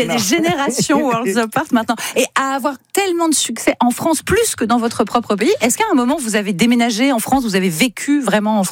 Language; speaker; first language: French; native; French